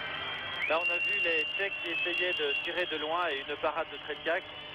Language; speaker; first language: French; native; French